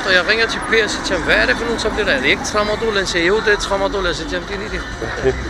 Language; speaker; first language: Danish; non-native, fluent; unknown